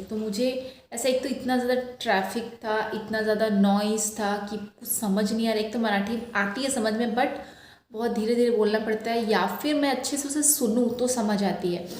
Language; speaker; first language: Hindi; non-native, local second language; Bangla